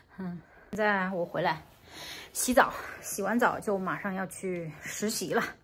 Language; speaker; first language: Chinese; native; Chinese